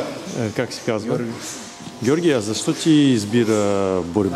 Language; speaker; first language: Bulgarian; non-native, learner; Russian